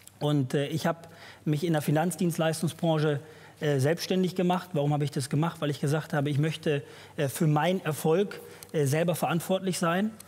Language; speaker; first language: German; early bilingual, other home language; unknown